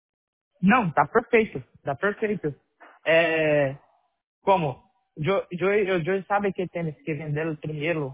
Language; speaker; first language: Spanish; non-native, learner; Portuguese